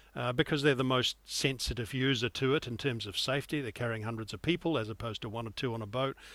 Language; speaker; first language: English; native; English